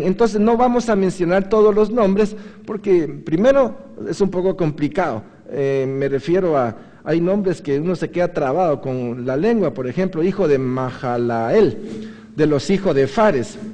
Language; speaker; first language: Spanish; native; Spanish